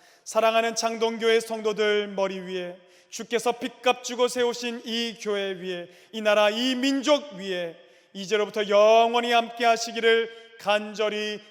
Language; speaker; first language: Korean; native; Korean